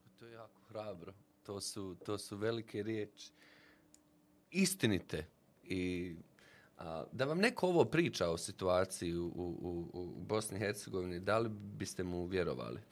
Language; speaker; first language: Bosnian; native; Bosnian